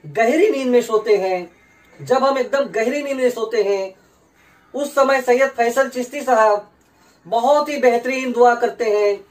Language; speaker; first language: Urdu; native; Urdu